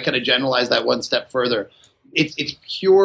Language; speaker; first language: English; native; English